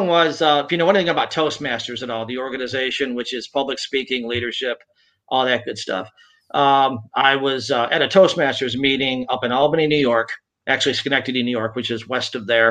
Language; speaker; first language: English; native; English